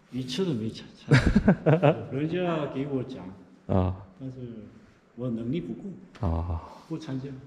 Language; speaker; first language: Chinese; non-native, fluent; Korean